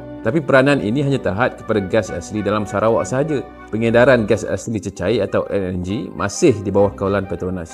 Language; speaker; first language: Malay; native; Malay